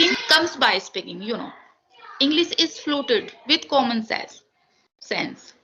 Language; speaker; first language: English; non-native, learner; Hindi